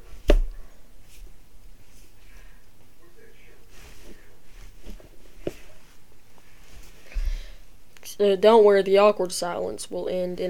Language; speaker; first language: English; native; English